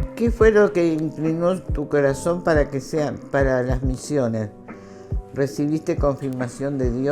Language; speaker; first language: Spanish; native; Spanish